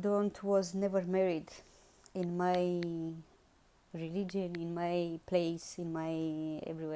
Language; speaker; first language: English; non-native, learner; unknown